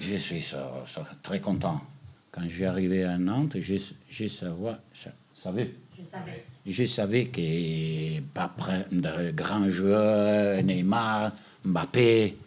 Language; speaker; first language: French; non-native, learner; Italian